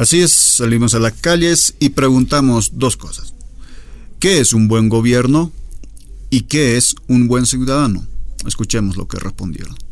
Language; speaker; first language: Spanish; native; Spanish